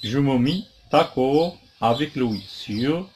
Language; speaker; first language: French; non-native, local second language; Arabic